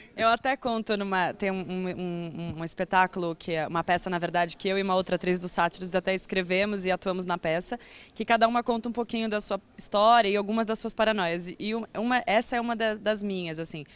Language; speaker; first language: Portuguese; early bilingual, other home language; Spanish